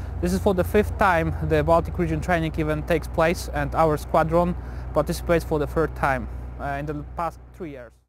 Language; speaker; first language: English; non-native, fluent; Polish